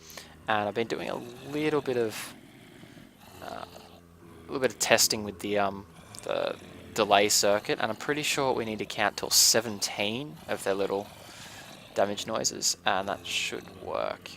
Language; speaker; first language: English; native; English